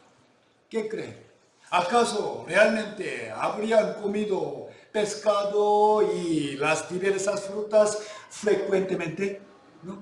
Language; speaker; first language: Spanish; non-native, fluent; Korean